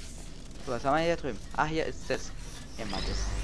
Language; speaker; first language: German; native; German